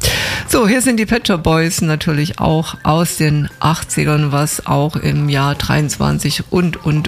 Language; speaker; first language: German; native; German